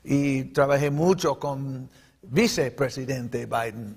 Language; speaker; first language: Spanish; early bilingual, heritage; Spanish